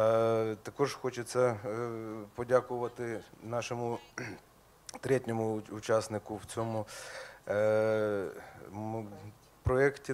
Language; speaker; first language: Ukrainian; native; Ukrainian